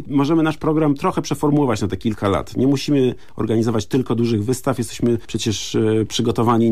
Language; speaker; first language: Polish; native; Polish